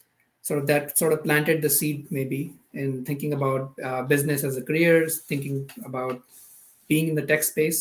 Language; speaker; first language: English; non-native, local second language; Urdu